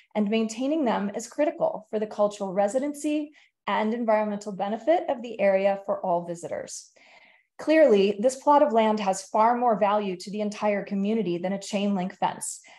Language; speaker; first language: English; native; English